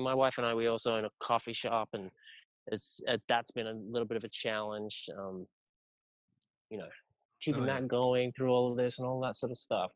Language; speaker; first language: English; native; English